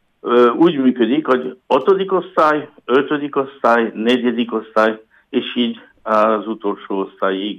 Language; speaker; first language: Hungarian; non-native, learner; French